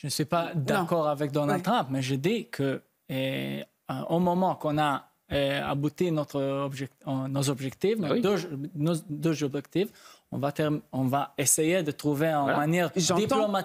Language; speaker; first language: French; non-native, fluent; Hebrew